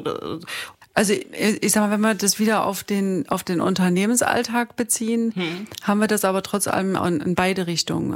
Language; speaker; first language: German; native; German